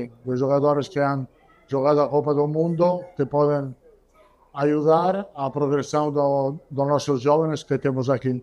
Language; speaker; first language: Portuguese; non-native, learner; Italian